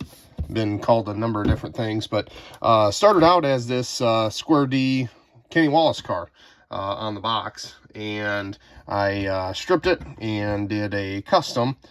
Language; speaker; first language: English; native; English